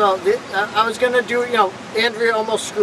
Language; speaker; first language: English; native; English